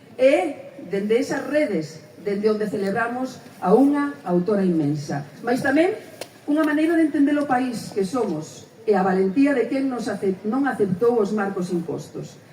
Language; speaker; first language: Galician; early bilingual, heritage; Spanish